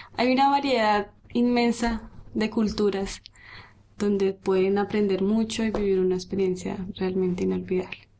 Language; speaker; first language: Spanish; native; Spanish